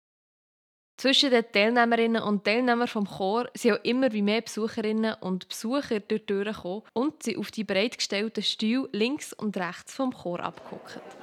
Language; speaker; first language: German; native; German